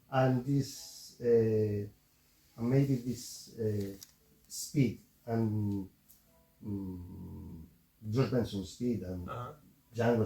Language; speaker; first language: English; non-native, learner; Spanish